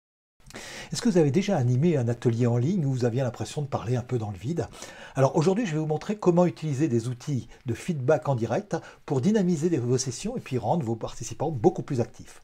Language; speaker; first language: French; native; French